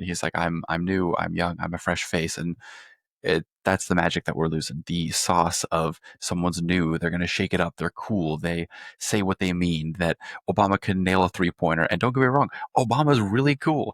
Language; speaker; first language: English; native; English